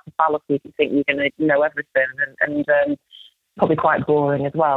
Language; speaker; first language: English; native; English